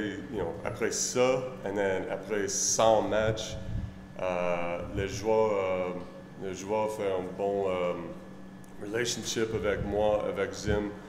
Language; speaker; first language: French; non-native, learner; English